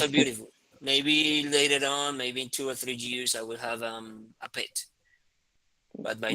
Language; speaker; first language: English; non-native, fluent; Spanish